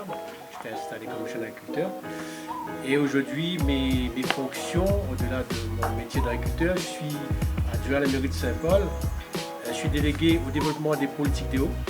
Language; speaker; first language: French; native; French